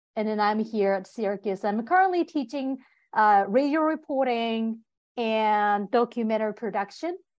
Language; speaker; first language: English; non-native, fluent; Japanese